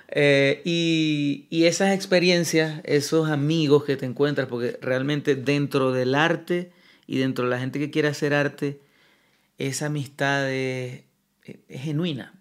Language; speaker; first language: Spanish; native; Spanish